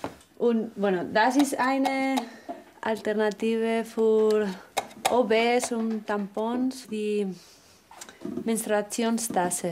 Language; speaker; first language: German; non-native, learner; Spanish